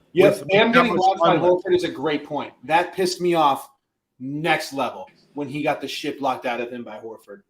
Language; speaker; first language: English; native; English